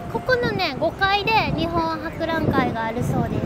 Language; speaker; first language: Japanese; native; Japanese